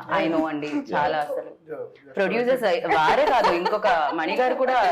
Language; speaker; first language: Telugu; native; Telugu